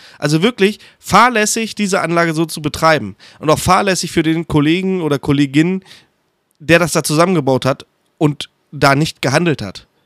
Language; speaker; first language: German; native; German